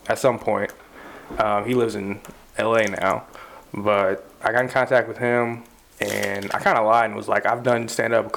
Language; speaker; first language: English; native; English